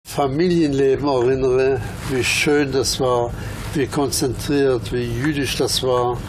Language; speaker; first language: German; early bilingual, other home language; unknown